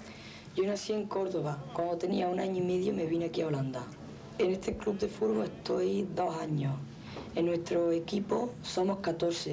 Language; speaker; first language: Spanish; early bilingual, heritage; Spanish